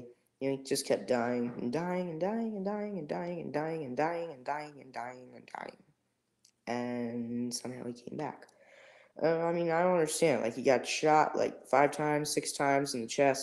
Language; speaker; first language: English; native; English